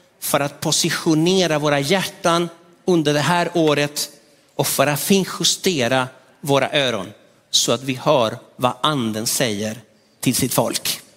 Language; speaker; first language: Swedish; non-native, fluent; Spanish